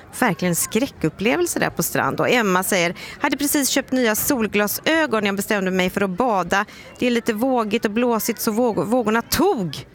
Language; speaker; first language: Swedish; native; Swedish